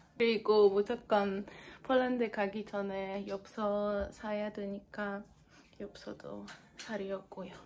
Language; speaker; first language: Korean; non-native, learner; Polish